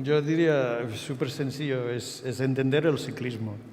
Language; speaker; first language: Spanish; non-native, fluent; English